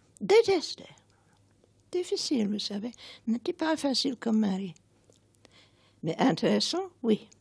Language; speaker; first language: French; non-native, fluent; English